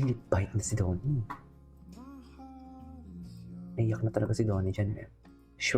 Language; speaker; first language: Filipino; native; Filipino